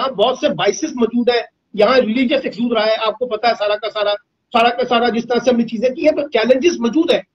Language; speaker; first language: Urdu; native; Urdu